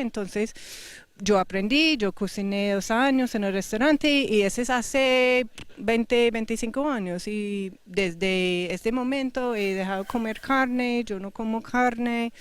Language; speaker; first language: Spanish; non-native, fluent; English